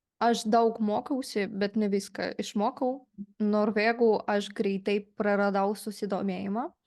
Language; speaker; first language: Lithuanian; non-native, fluent; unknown